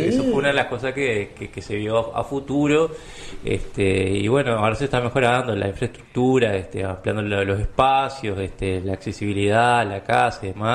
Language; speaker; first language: Spanish; native; Spanish